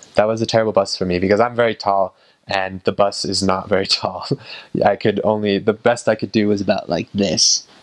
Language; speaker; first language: English; native; English